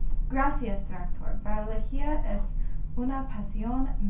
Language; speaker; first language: Spanish; non-native, learner; English